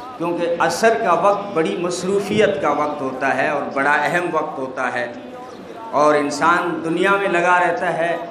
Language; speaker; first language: Urdu; non-native, local second language; Gujarati